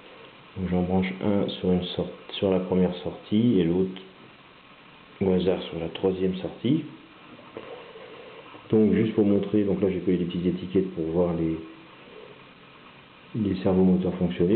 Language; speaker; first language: French; native; French